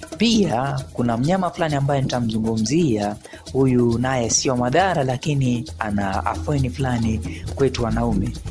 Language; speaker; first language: Swahili; non-native, local second language; Luyia